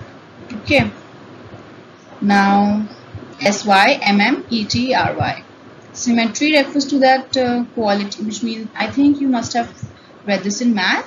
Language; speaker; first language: English; non-native, local second language; Hindi